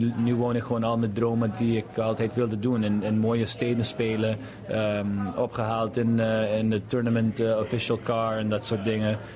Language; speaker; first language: Dutch; non-native, local second language; Papiamento